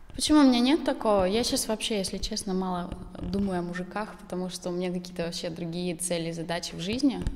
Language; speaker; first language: Russian; native; Russian